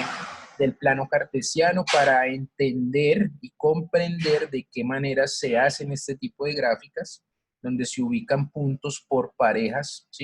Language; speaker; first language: Spanish; native; Spanish